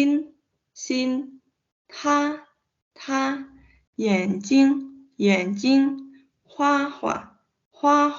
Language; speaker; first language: Chinese; non-native, fluent; Indonesian